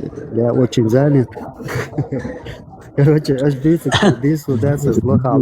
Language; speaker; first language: Russian; non-native, local second language; Chechen